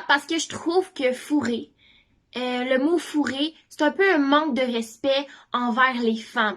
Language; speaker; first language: French; native; French